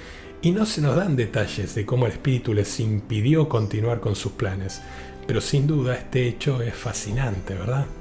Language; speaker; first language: Spanish; native; Spanish